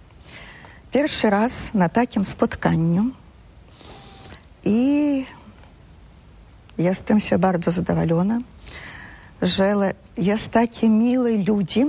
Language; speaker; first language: Polish; early bilingual, heritage; Polish